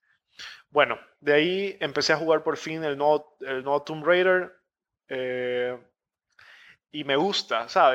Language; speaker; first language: Spanish; native; Spanish